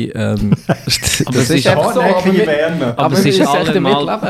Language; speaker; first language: German; native; German